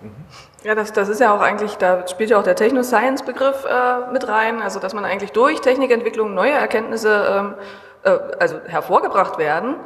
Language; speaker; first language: German; native; German